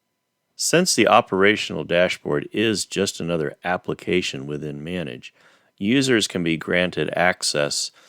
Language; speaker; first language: English; native; English